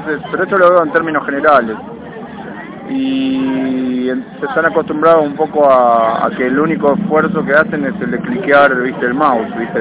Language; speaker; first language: Spanish; native; Spanish